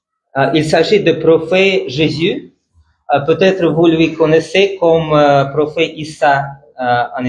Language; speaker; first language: French; non-native, fluent; Russian